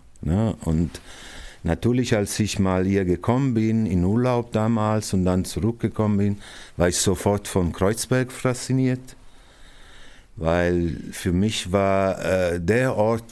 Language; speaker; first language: German; non-native, fluent; Italian